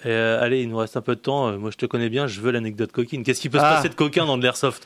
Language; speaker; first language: French; native; French